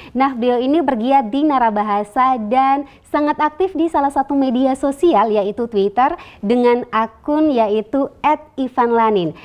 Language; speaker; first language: Indonesian; native; Indonesian